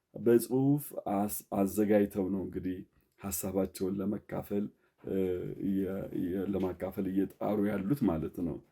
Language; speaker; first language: Amharic; native; Amharic